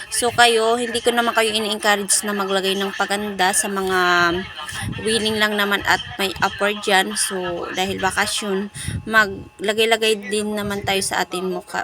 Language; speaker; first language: Filipino; non-native, local second language; Cebuano